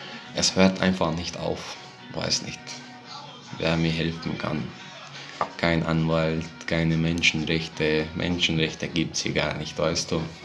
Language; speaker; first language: German; non-native, fluent; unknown